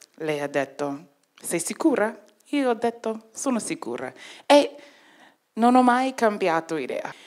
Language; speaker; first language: Italian; non-native, fluent; English